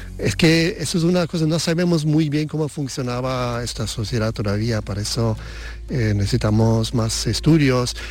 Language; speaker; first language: Spanish; non-native, fluent; German